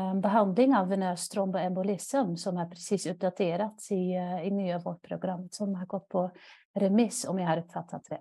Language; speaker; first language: Swedish; non-native, fluent; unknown